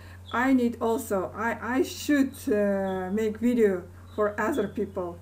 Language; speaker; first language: English; non-native, learner; Kazakh